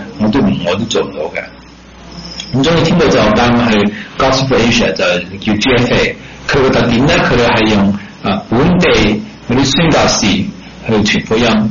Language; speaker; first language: Chinese; early bilingual, heritage; Cantonese